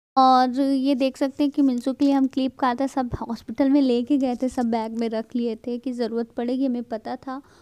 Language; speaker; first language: Hindi; native; Hindi